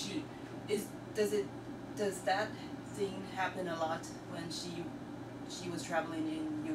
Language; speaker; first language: English; non-native, learner; Chinese